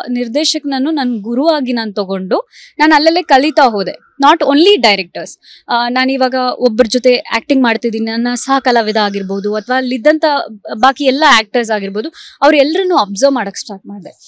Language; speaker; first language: Kannada; native; Kannada